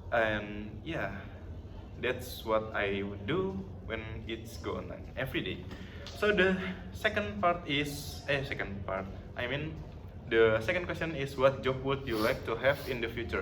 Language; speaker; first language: English; non-native, learner; Indonesian